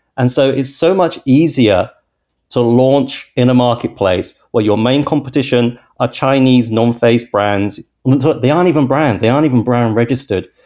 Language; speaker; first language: English; native; English